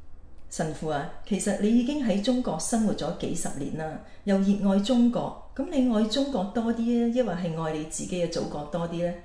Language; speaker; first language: Chinese; native; Chinese